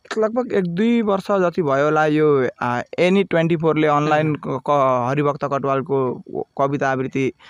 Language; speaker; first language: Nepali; native; Nepali